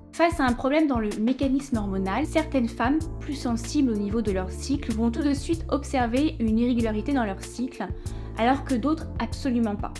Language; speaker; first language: French; native; French